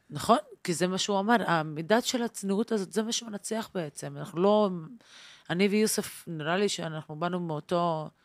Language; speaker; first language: Hebrew; non-native, local second language; Arabic